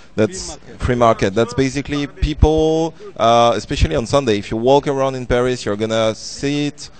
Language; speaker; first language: English; non-native, fluent; French